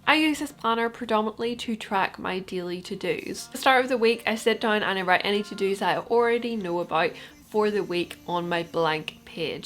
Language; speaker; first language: English; native; English